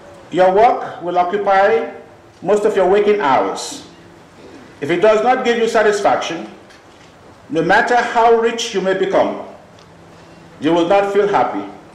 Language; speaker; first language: English; non-native, local second language; Igbo